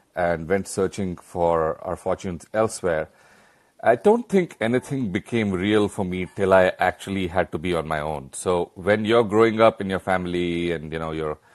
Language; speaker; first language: English; non-native, local second language; Hindi